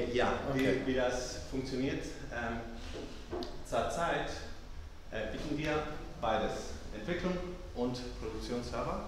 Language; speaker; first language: German; non-native, fluent; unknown